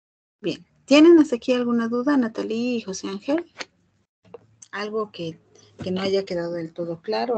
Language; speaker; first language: Spanish; native; Spanish